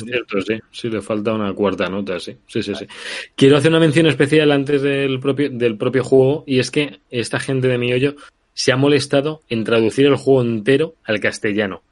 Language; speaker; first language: Spanish; native; Spanish